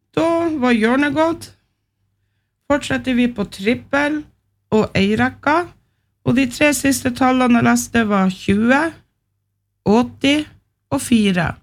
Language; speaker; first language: Norwegian; native; Norwegian